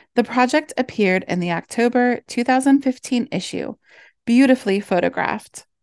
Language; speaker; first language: English; native; English